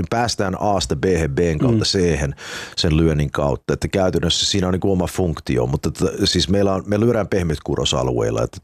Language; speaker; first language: Finnish; non-native, fluent; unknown